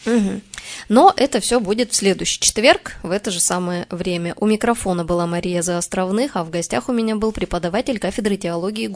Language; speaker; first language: Russian; native; Russian